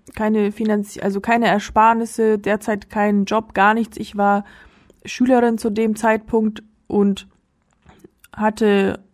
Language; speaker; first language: German; early bilingual, other home language; Russian